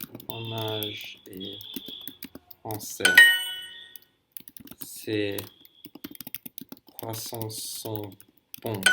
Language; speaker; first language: French; non-native, learner; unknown